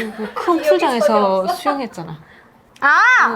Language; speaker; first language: Korean; native; Korean